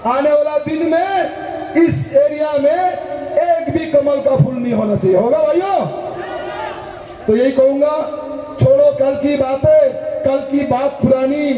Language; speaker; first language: Hindi; non-native, local second language; Bangla